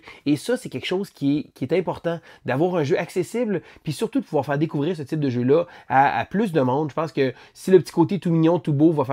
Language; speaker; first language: French; native; French